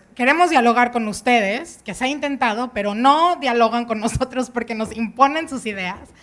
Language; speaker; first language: Spanish; native; Spanish